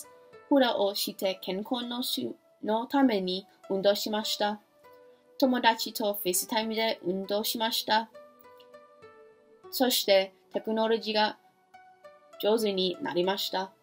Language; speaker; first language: Japanese; non-native, learner; English